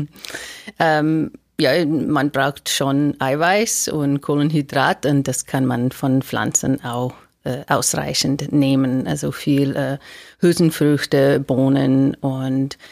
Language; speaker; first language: German; non-native, fluent; English